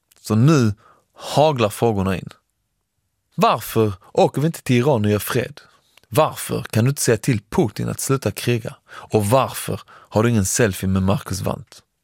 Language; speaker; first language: Swedish; early bilingual, other home language; Persian